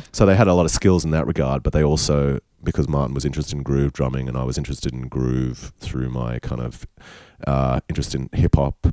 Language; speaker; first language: English; native; English